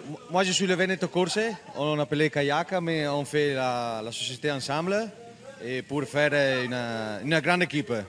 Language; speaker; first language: French; non-native, learner; Italian